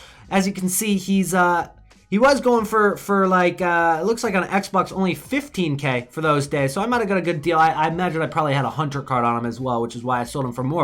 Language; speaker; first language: English; native; English